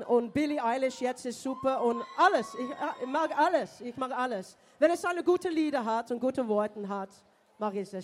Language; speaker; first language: German; non-native, learner; English